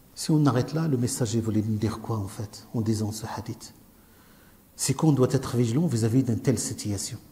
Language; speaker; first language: French; non-native, local second language; Arabic